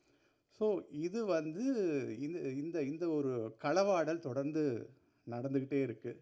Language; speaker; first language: Tamil; native; Tamil